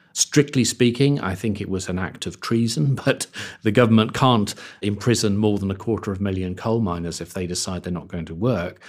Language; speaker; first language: English; native; English